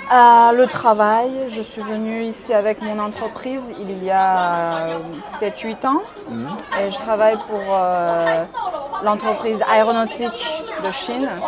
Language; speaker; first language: French; non-native, fluent; Chinese